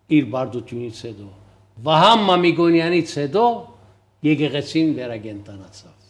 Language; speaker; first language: Armenian; early bilingual, heritage; Armenian